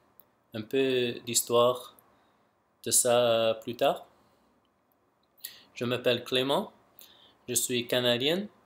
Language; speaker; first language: French; non-native, local second language; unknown